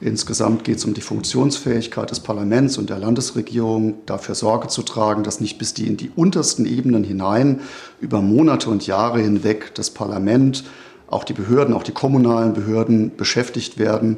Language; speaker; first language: German; native; German